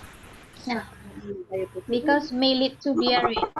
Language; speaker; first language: English; non-native, fluent; Indonesian